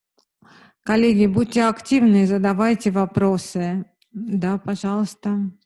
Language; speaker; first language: Russian; native; Russian